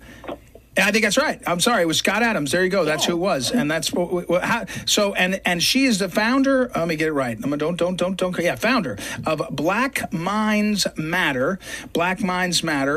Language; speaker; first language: English; native; English